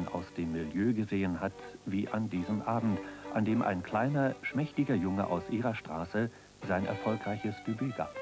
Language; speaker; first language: German; native; German